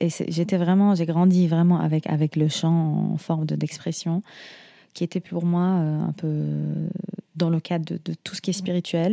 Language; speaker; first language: French; non-native, fluent; Arabic